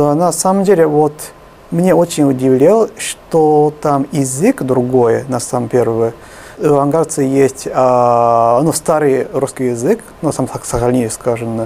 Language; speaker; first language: Russian; non-native, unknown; Japanese